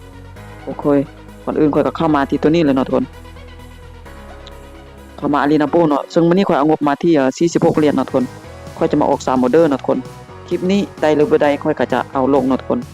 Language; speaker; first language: Thai; non-native, local second language; Lao